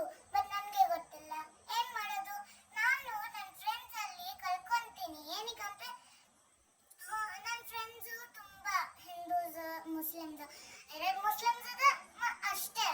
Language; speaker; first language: Kannada; non-native, local second language; Hindi